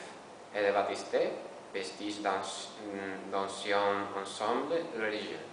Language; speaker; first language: French; non-native, learner; Spanish